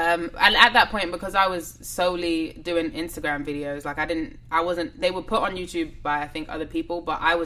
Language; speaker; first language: English; native; English